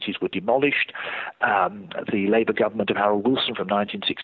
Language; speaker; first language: English; native; English